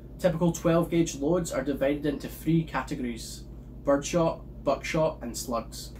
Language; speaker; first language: English; native; English